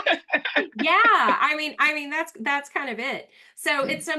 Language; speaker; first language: English; native; English